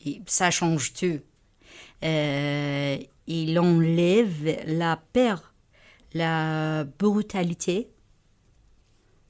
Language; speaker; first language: French; non-native, fluent; Persian